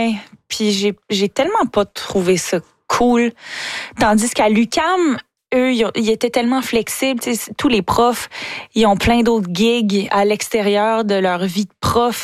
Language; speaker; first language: French; native; French